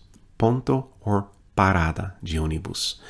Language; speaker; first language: Portuguese; non-native, fluent; English